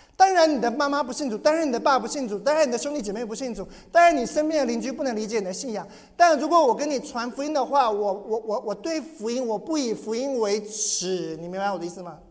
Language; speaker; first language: Chinese; native; Chinese